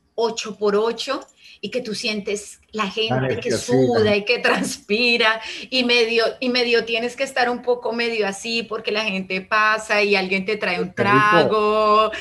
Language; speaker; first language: Spanish; early bilingual, heritage; Italian